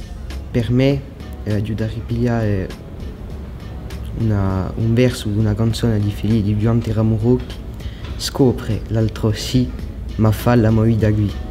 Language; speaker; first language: Italian; non-native, learner; French